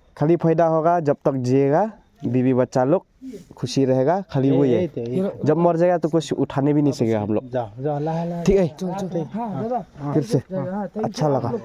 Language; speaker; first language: Hindi; non-native, local second language; Khasi